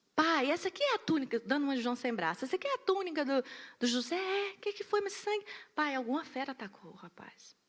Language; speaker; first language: Portuguese; native; Portuguese